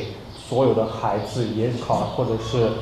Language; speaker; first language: Chinese; native; Chinese